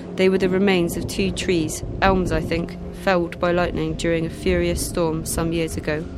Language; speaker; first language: English; native; English